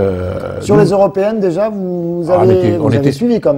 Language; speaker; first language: French; native; French